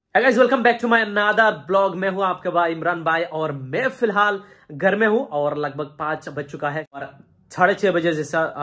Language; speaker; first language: Hindi; non-native, local second language; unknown